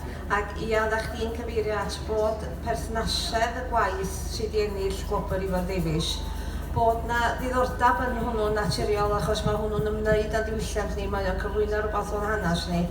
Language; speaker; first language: Welsh; native; Welsh